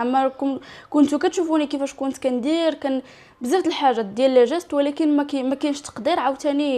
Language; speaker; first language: Arabic; native; Arabic